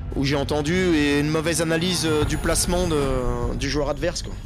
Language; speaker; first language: French; native; French